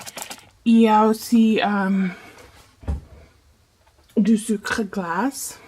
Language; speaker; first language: French; non-native, fluent; English